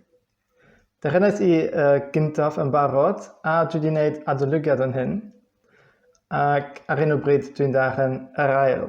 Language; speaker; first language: Welsh; non-native, fluent; Dutch